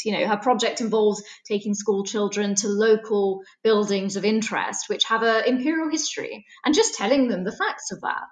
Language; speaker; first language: English; native; English